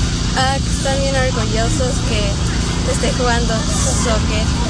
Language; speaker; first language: Spanish; early bilingual, other home language; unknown